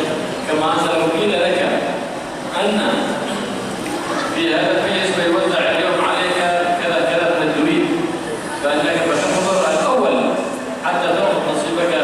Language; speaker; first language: Arabic; native; Arabic